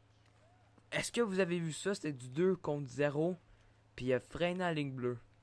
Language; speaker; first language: French; native; French